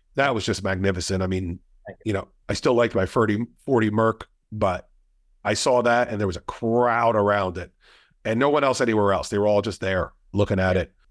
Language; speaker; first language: English; native; English